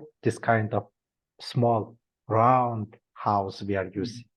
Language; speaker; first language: English; non-native, learner; Mongolian